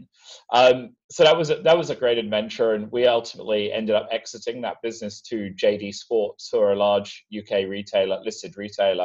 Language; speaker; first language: English; native; English